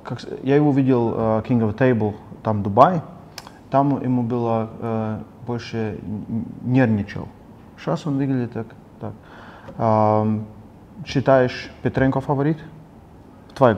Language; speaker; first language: Russian; non-native, learner; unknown